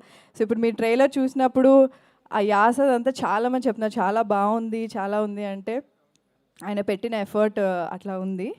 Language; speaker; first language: Telugu; native; Telugu